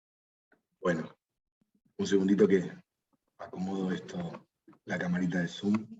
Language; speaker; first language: Spanish; native; Spanish